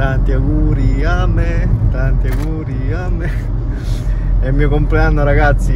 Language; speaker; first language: Italian; native; Italian